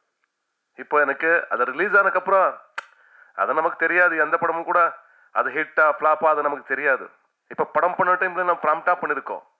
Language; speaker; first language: Tamil; non-native, learner; Kannada